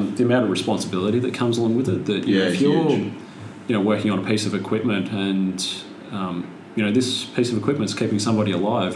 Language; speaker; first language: English; native; English